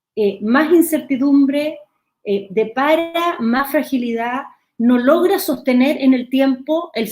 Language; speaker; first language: Spanish; native; Spanish